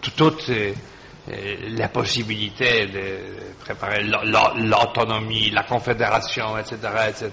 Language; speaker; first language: French; non-native, fluent; Polish